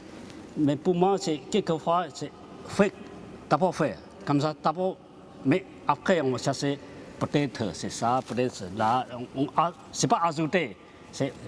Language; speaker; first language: French; non-native, learner; Chinese